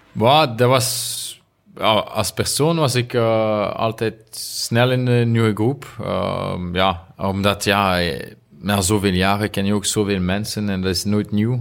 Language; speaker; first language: Dutch; non-native, local second language; French